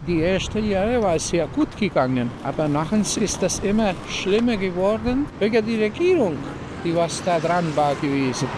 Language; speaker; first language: German; early bilingual, heritage; German